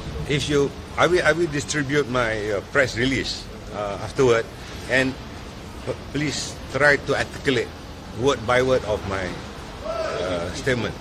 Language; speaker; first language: English; non-native, local second language; Malay